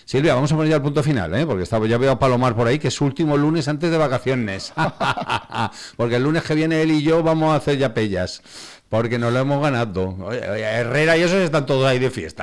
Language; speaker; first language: Spanish; native; Spanish